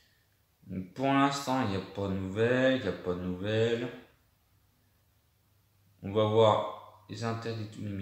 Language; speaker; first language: French; native; French